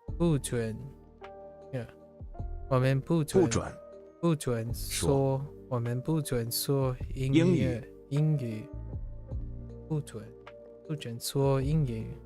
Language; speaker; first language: Chinese; non-native, learner; English